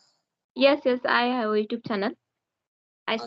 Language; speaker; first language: English; non-native, learner; Hindi